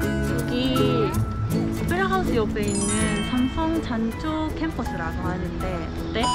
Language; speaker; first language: Korean; non-native, fluent; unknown